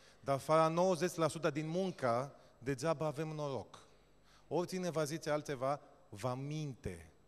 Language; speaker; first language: Romanian; non-native, fluent; Greek